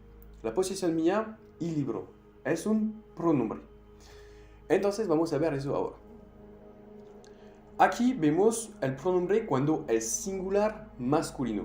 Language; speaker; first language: Spanish; non-native, fluent; French